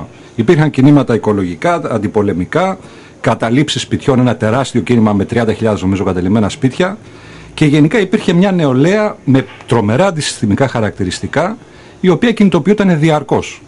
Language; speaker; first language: Greek; native; Greek